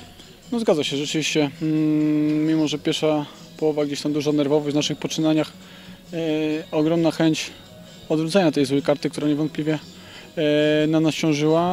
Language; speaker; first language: Polish; native; Polish